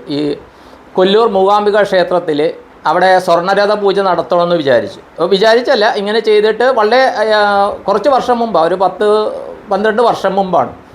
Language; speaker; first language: Malayalam; non-native, local second language; Konkani